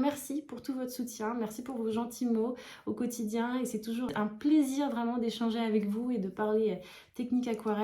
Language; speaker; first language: French; native; French